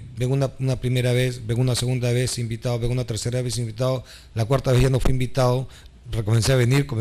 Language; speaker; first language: Spanish; native; Spanish